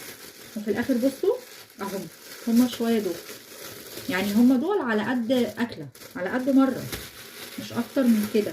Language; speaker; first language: Arabic; native; Arabic